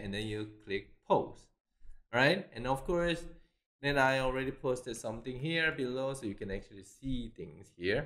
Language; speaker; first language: English; non-native, fluent; Korean